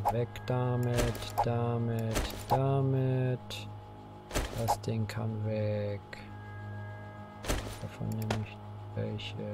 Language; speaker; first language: German; native; German